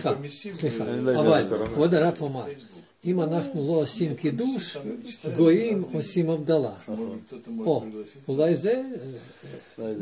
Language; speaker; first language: Hebrew; non-native, fluent; Russian